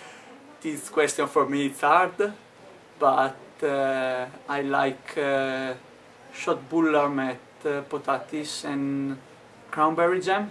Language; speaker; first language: English; non-native, learner; Italian